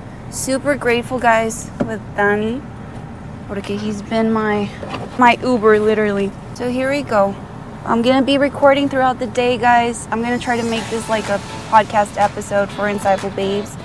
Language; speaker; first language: English; early bilingual, other home language; Spanish